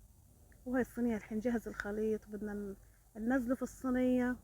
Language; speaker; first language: Arabic; native; Arabic